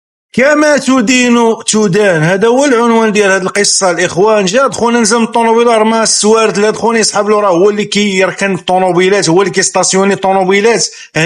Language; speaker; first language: Arabic; native; Arabic